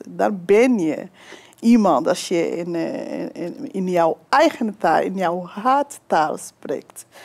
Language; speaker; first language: Dutch; non-native, fluent; Kinyarwanda